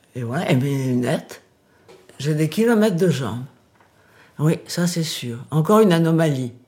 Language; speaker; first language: French; early bilingual, other home language; Portuguese